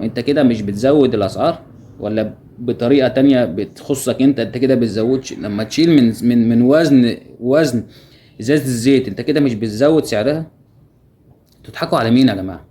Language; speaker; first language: Arabic; native; Arabic